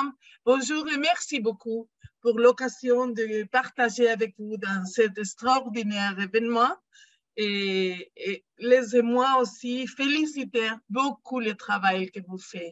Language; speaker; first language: French; non-native, fluent; Spanish